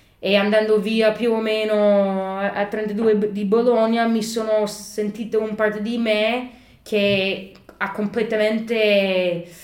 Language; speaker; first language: Italian; non-native, fluent; English